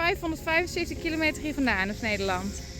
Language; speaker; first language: Dutch; native; Dutch